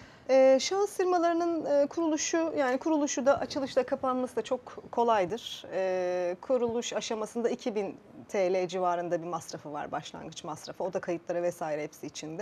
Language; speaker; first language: Turkish; native; Turkish